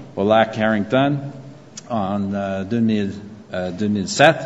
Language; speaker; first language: French; non-native, fluent; English